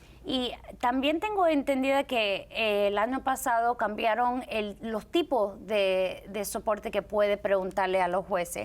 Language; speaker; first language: Spanish; early bilingual, heritage; Spanish